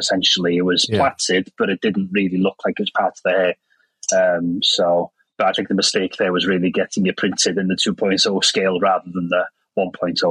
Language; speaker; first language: English; non-native, local second language; Welsh